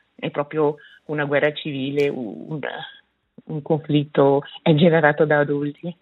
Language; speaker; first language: Italian; early bilingual, other home language; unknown